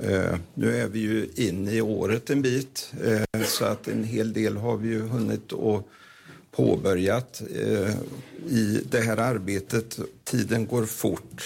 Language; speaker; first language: Swedish; native; Swedish